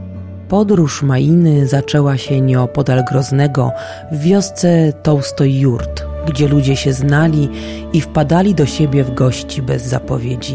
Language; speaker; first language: Polish; native; Polish